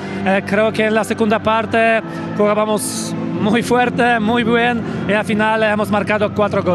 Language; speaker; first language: Spanish; non-native, fluent; Polish